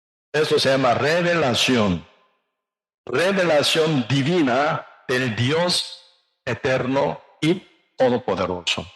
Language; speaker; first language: Spanish; non-native, learner; Korean